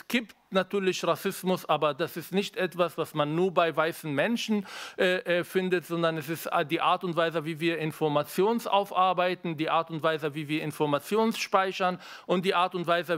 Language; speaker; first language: German; non-native, fluent; Arabic